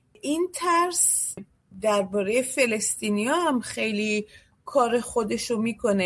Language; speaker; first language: Persian; early bilingual, heritage; Persian